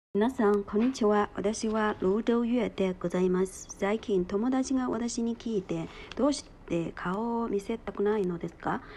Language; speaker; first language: Japanese; non-native, learner; Chinese